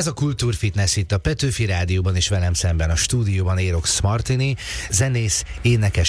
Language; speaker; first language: Hungarian; native; Hungarian